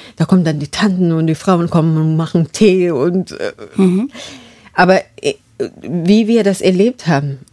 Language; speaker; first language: German; non-native, fluent; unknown